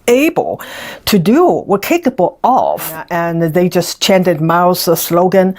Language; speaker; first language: English; non-native, fluent; Chinese